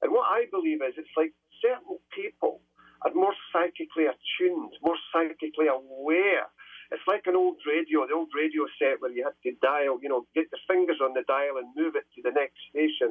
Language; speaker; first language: English; native; English